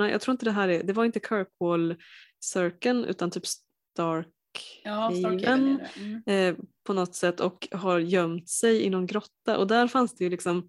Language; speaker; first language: Swedish; native; Swedish